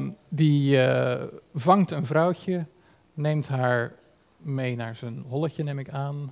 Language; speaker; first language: Dutch; native; Dutch